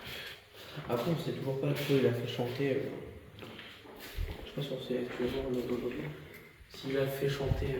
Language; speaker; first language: French; native; French